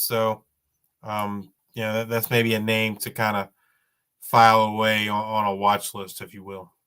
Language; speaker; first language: English; native; English